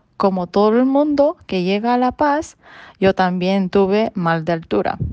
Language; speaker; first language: Spanish; non-native, fluent; Japanese